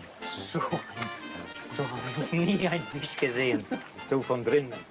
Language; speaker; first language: German; non-native, learner; Hungarian